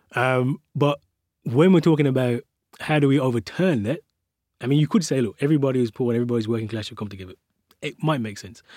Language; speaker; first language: English; native; English